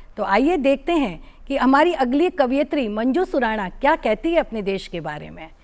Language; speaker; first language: Hindi; native; Hindi